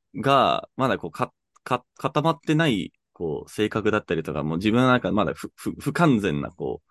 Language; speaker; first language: Japanese; non-native, fluent; English